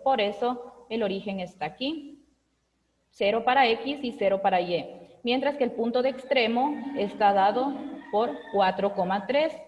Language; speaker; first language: Spanish; native; Spanish